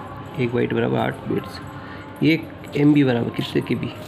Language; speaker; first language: Hindi; native; Hindi